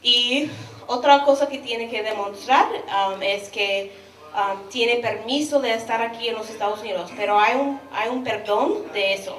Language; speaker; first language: Spanish; non-native, fluent; English